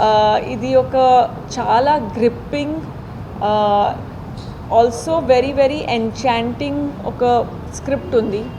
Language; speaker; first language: Telugu; non-native, fluent; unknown